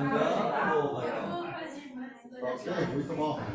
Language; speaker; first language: Portuguese; non-native, learner; Korean